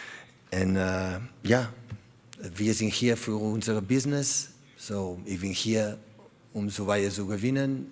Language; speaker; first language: German; non-native, learner; Catalan